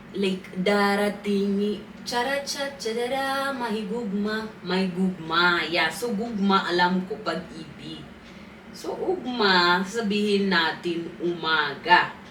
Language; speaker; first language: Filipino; non-native, fluent; Swahili